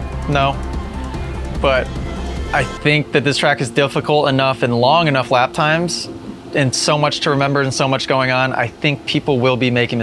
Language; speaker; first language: English; native; English